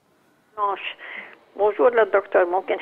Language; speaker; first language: Arabic; native; Arabic